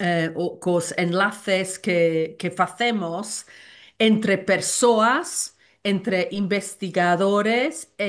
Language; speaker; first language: Galician; non-native, learner; Welsh